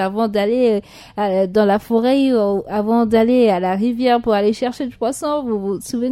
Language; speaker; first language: French; non-native, local second language; Sango